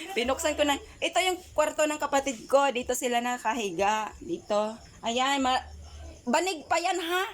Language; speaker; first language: Filipino; non-native, local second language; Cebuano